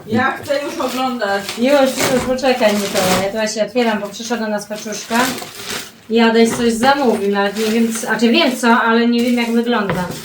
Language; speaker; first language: Polish; native; Polish